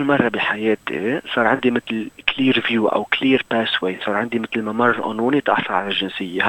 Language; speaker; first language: Arabic; native; Arabic